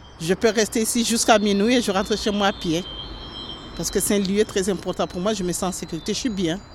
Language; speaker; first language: French; non-native, local second language; Ngazidja Comorian